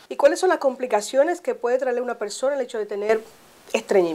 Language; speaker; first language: Spanish; native; Spanish